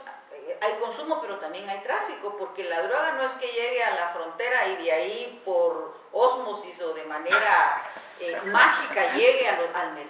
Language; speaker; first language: Spanish; native; Spanish